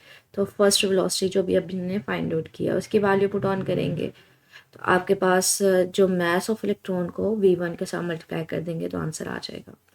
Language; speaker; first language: Hindi; non-native, local second language; Punjabi